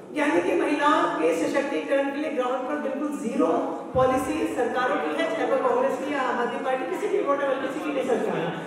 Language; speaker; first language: Hindi; native; Hindi